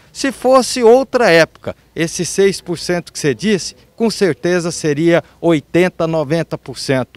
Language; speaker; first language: Portuguese; native; Portuguese